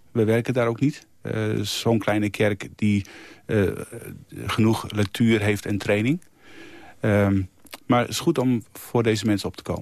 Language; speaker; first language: Dutch; native; Dutch